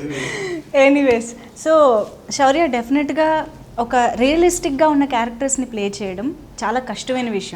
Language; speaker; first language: Telugu; native; Telugu